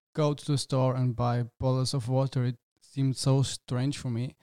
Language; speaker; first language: English; non-native, fluent; German